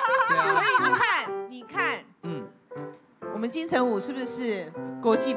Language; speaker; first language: Chinese; native; Chinese